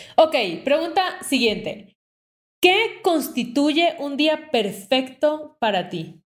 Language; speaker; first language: Spanish; native; Spanish